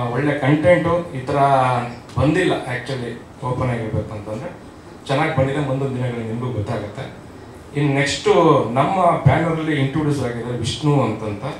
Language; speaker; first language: Kannada; native; Kannada